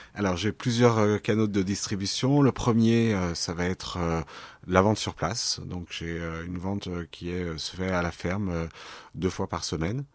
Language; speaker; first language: French; native; French